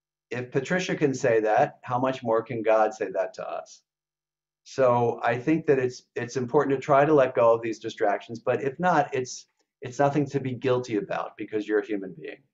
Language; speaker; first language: English; native; English